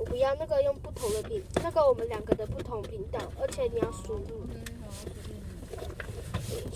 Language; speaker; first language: Chinese; native; Chinese